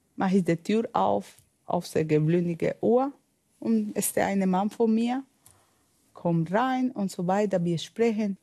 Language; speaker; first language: German; non-native, learner; Spanish